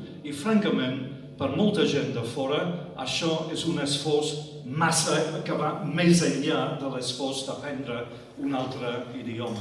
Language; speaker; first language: Catalan; non-native, fluent; English